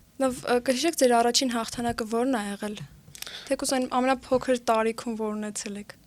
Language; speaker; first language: Armenian; native; Armenian